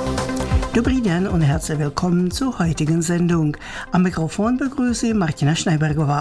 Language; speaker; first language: German; native; German